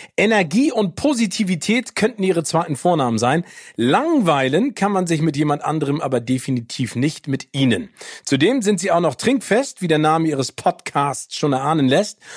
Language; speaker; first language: German; early bilingual, other home language; English